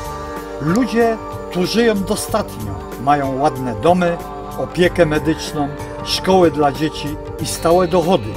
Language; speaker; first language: Polish; native; Polish